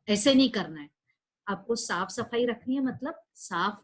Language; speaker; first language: Hindi; non-native, local second language; Marathi